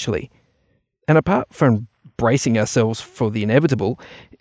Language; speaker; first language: English; native; English